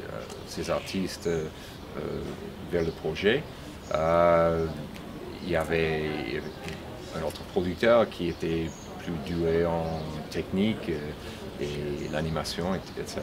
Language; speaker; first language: French; non-native, fluent; English